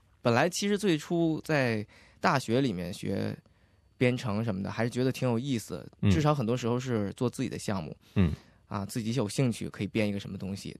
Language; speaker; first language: Chinese; native; Chinese